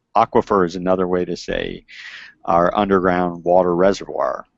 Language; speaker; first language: English; native; English